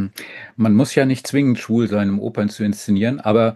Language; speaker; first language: German; native; German